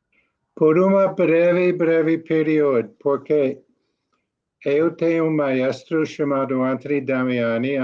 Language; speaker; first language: Portuguese; non-native, learner; English